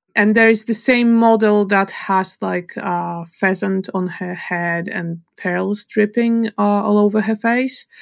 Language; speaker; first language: English; non-native, fluent; Polish